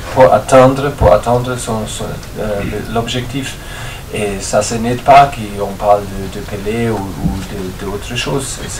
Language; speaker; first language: French; non-native, fluent; German